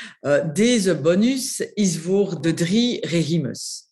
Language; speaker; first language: Dutch; non-native, local second language; French